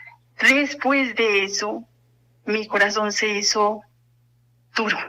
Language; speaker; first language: Spanish; native; Spanish